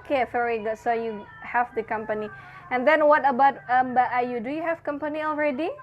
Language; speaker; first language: English; non-native, fluent; Indonesian